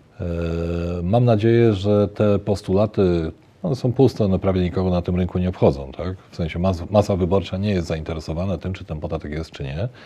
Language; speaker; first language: Polish; native; Polish